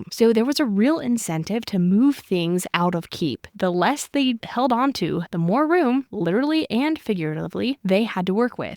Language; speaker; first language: English; native; English